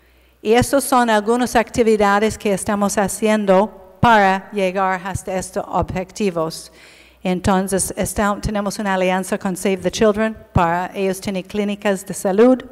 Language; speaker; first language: Spanish; non-native, learner; English